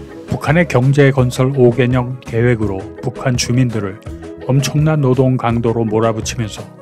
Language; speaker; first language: Korean; native; Korean